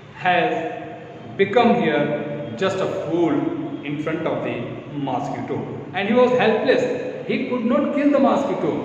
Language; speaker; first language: English; non-native, local second language; Hindi